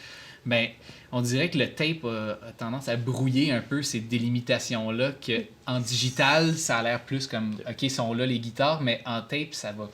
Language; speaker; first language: French; native; French